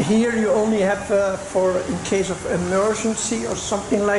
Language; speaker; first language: English; non-native, fluent; Dutch